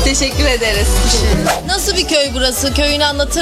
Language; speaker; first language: Turkish; native; Turkish